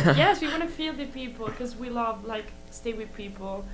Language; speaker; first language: English; non-native, fluent; Italian